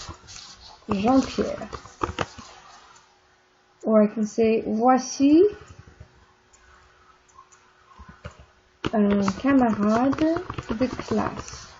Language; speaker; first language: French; non-native, fluent; English